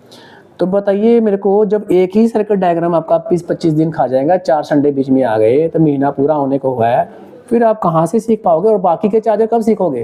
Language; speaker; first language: Hindi; native; Hindi